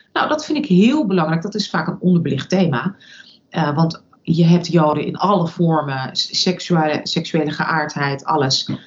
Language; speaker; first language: Dutch; early bilingual, other home language; Russian